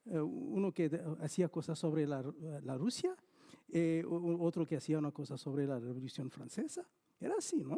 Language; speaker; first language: Spanish; non-native, fluent; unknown